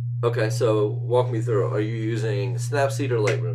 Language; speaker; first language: English; native; English